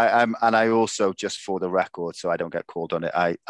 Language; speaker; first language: English; native; English